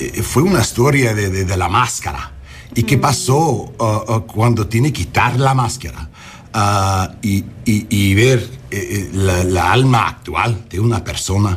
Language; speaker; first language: Spanish; non-native, learner; English